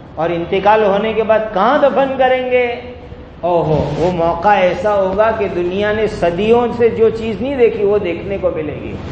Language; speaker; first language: Urdu; non-native, local second language; Gujarati